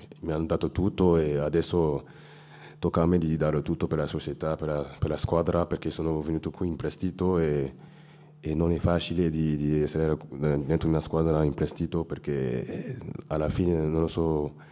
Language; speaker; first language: Italian; non-native, fluent; French